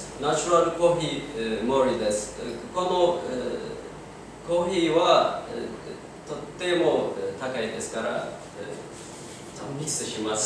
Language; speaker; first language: Japanese; non-native, learner; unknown